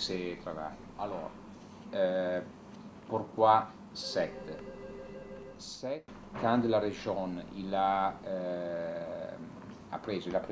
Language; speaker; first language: French; non-native, learner; Italian